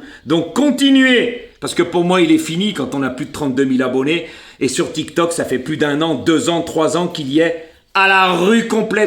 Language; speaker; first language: French; native; French